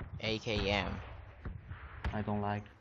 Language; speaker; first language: English; non-native, learner; Korean